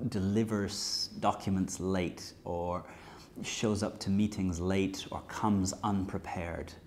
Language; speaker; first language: English; native; English